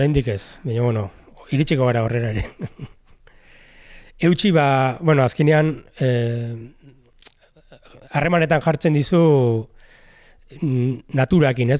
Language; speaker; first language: Basque; native; Basque